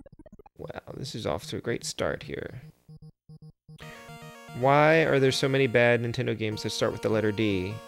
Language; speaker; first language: English; native; English